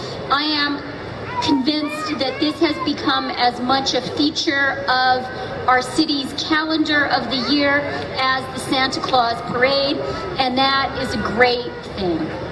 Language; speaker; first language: English; native; English